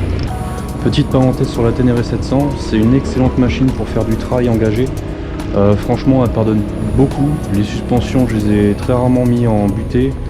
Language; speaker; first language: French; native; French